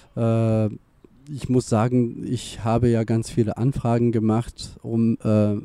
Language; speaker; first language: German; non-native, fluent; Serbian